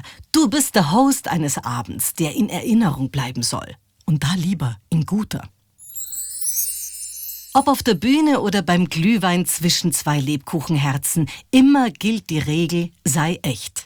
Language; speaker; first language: German; native; German